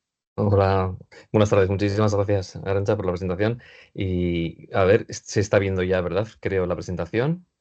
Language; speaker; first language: Spanish; native; Spanish